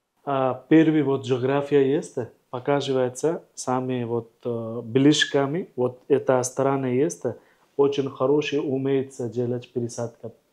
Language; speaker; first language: Russian; non-native, learner; Hindi